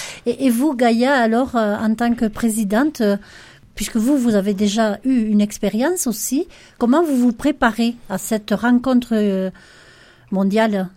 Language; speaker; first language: French; native; French